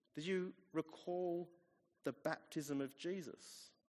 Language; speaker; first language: English; native; English